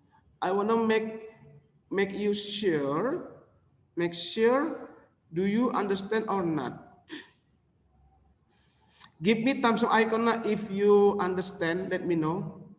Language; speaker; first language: English; non-native, local second language; Indonesian